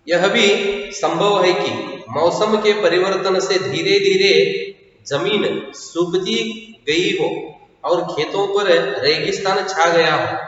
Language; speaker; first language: Hindi; non-native, local second language; Kannada